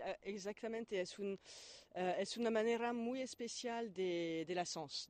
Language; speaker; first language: Spanish; non-native, fluent; French